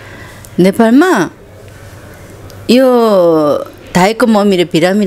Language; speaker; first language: Nepali; non-native, learner; Korean